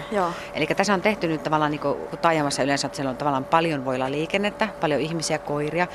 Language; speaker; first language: Finnish; native; Finnish